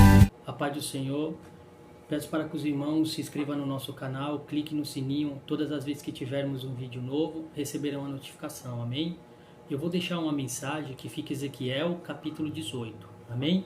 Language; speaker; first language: Portuguese; native; Portuguese